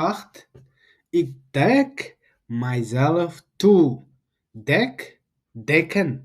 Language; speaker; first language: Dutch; non-native, learner; Tigrinya